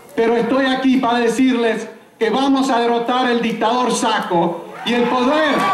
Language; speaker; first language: Spanish; early bilingual, heritage; Spanish